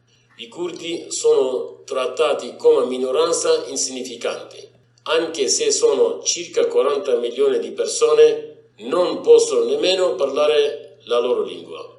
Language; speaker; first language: Italian; non-native, fluent; Kurdish